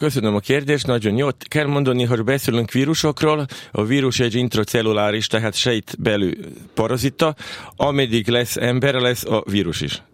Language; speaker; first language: Hungarian; non-native, local second language; Serbian